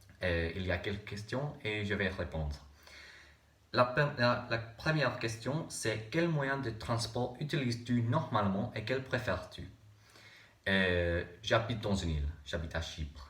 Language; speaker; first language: French; non-native, learner; English